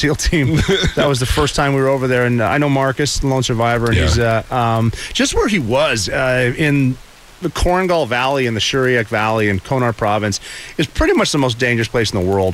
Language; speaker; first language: English; native; English